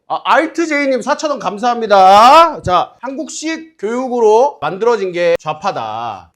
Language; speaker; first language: Korean; native; Korean